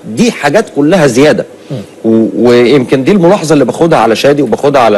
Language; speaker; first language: Arabic; native; Arabic